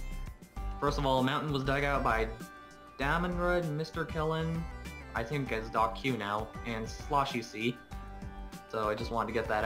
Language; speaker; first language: English; native; English